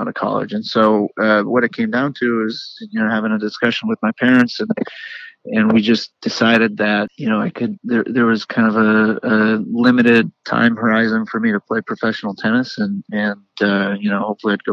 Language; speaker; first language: English; native; English